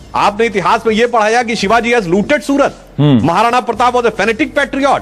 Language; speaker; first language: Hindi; native; Hindi